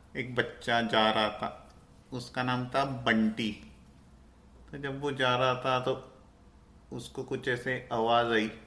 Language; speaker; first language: Hindi; native; Hindi